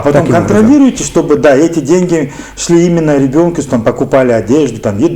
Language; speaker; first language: Russian; native; Russian